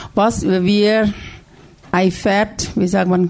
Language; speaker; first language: German; non-native, learner; Thai